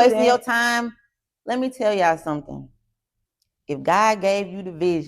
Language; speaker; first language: English; native; English